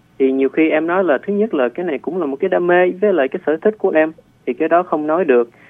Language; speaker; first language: Vietnamese; early bilingual, heritage; Vietnamese